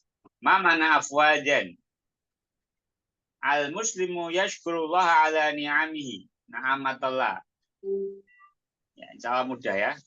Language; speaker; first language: Arabic; non-native, fluent; Indonesian